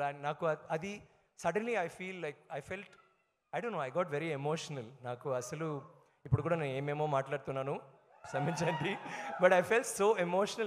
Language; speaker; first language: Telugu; non-native, fluent; Tamil